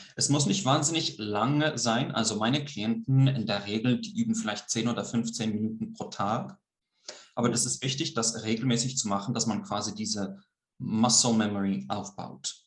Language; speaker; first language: German; early bilingual, heritage; Swiss German